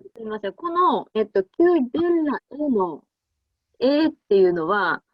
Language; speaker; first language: Japanese; native; Japanese